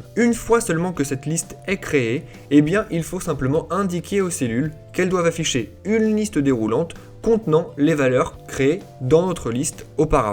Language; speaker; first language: French; native; French